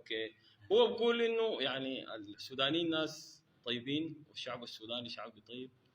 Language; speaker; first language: Arabic; native; Arabic